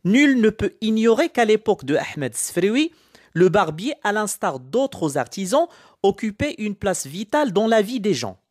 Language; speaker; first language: French; non-native, local second language; Arabic